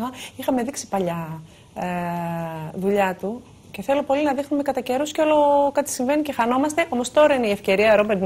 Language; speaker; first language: Greek; native; Greek